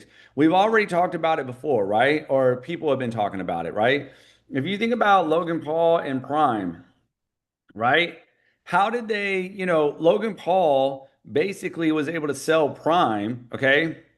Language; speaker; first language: English; native; English